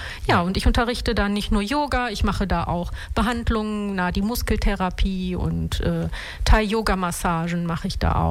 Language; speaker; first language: German; early bilingual, other home language; Italian